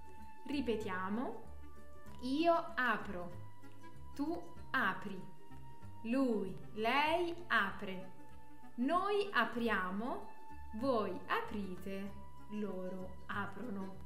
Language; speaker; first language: Italian; non-native, fluent; French